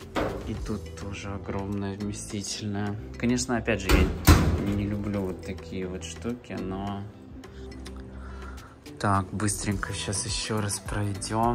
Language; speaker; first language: Russian; native; Russian